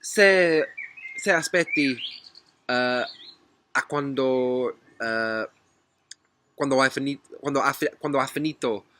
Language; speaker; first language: Italian; non-native, learner; English